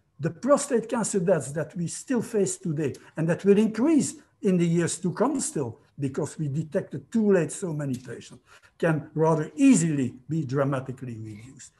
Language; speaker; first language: English; non-native, fluent; Dutch